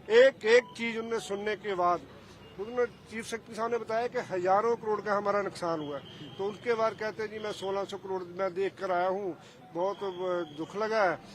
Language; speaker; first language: Urdu; non-native, local second language; Punjabi